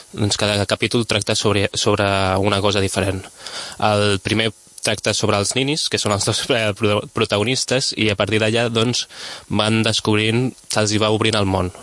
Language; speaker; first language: Catalan; non-native, local second language; Spanish